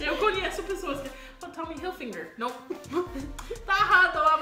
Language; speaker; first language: Portuguese; non-native, fluent; English